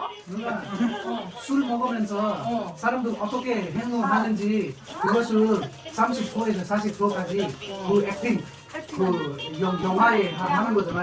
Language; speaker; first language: Korean; non-native, fluent; Nepali